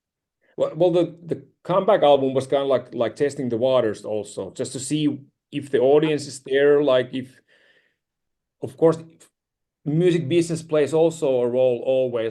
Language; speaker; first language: English; non-native, fluent; Finnish